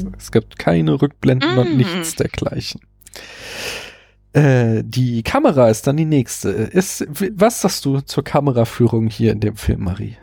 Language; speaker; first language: German; native; German